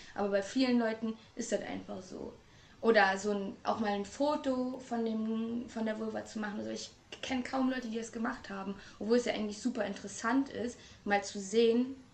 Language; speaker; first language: German; native; German